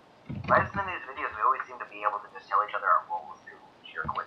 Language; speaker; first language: English; native; English